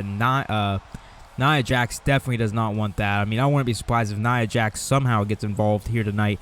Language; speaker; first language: English; native; English